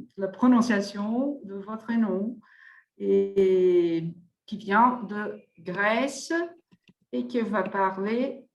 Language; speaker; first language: French; non-native, fluent; Portuguese